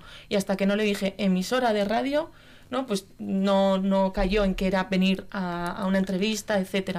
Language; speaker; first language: Spanish; native; Spanish